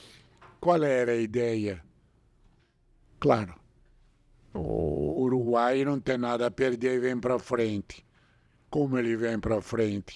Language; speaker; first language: Portuguese; non-native, fluent; Italian